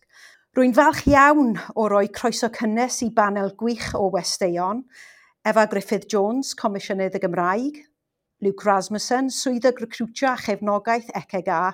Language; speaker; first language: Welsh; non-native, local second language; English